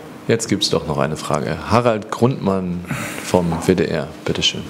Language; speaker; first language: German; native; German